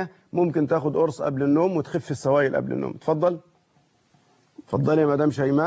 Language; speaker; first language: Arabic; native; Arabic